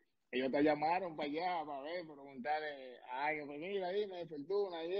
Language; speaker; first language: Spanish; native; Spanish